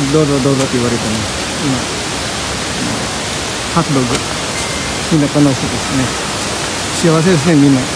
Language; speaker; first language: Japanese; non-native, fluent; Filipino